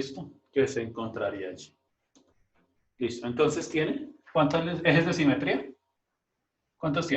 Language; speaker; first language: Spanish; native; Spanish